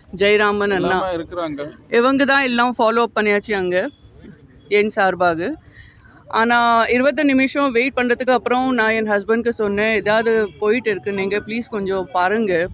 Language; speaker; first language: Tamil; non-native, learner; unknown